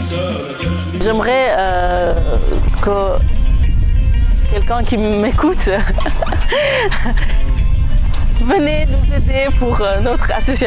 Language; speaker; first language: French; non-native, learner; Kurdish